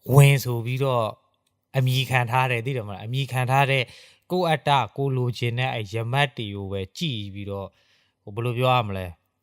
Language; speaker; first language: Burmese; native; Burmese